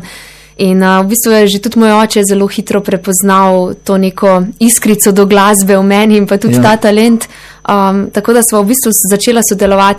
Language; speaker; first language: Slovenian; native; Slovenian